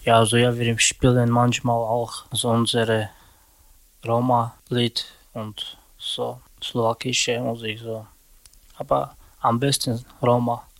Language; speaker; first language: German; non-native, learner; Slovak